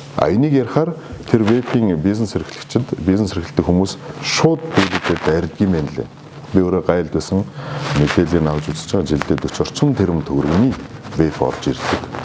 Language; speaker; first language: Mongolian; non-native, local second language; Kazakh